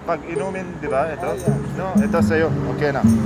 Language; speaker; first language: Filipino; non-native, fluent; Arabic